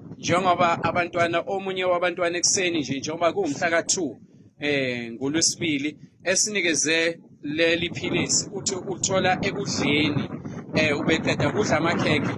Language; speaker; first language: Zulu; native; Zulu